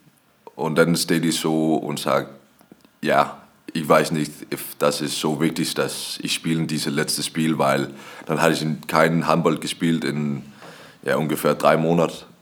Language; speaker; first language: German; non-native, learner; Danish